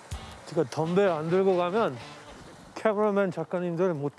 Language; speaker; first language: Korean; early bilingual, heritage; Korean